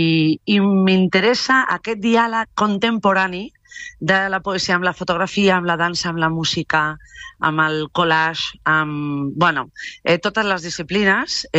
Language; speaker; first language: Catalan; non-native, local second language; Spanish